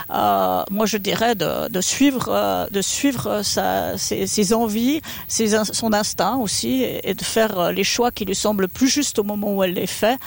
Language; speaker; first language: French; native; French